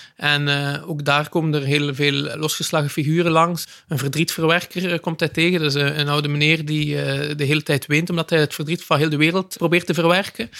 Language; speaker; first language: Dutch; native; Dutch